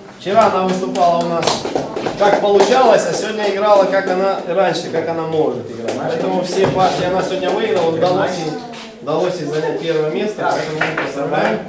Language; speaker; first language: Russian; non-native, local second language; Ukrainian